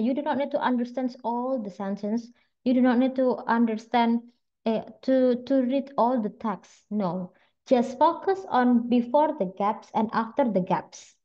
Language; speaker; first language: English; non-native, fluent; Indonesian